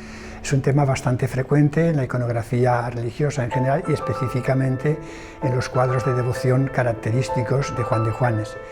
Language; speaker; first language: Spanish; native; Spanish